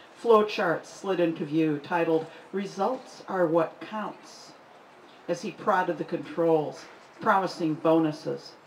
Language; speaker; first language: English; native; English